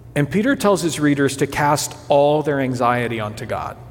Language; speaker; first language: English; early bilingual, other home language; Portuguese